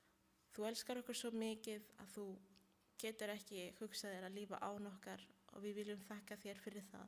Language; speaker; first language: Icelandic; non-native, learner; Spanish